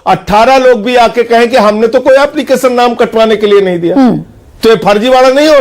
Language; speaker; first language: Hindi; native; Hindi